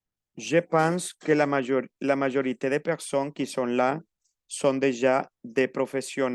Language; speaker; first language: French; non-native, fluent; Spanish